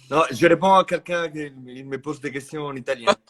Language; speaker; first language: French; non-native, fluent; Italian